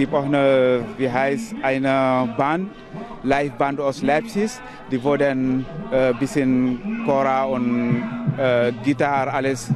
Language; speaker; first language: German; non-native, learner; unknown